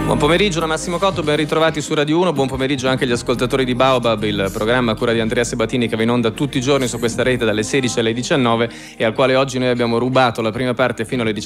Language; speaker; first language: Italian; native; Italian